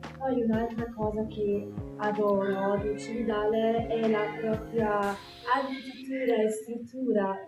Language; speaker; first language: Italian; early bilingual, heritage; German